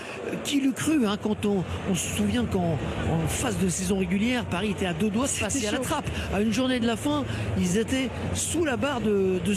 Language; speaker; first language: French; native; French